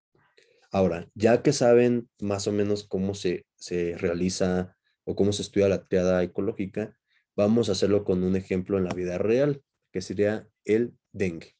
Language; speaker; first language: Spanish; native; Spanish